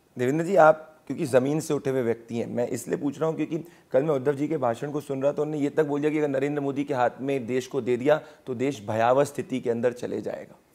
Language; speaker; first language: Hindi; native; Hindi